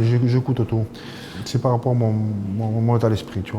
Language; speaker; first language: French; non-native, fluent; Spanish